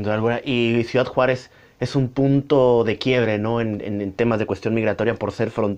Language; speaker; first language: Spanish; native; Spanish